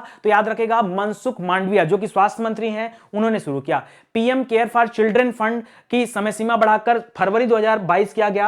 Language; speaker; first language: Hindi; native; Hindi